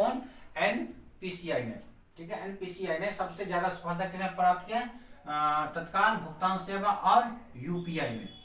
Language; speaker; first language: Hindi; native; Hindi